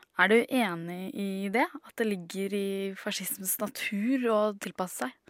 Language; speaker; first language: Norwegian; native; Norwegian